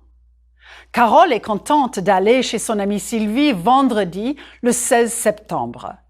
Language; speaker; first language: French; non-native, fluent; English